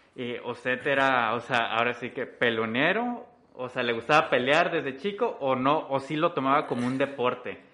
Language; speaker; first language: Spanish; native; Spanish